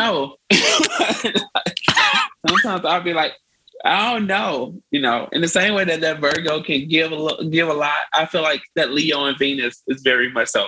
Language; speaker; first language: English; native; English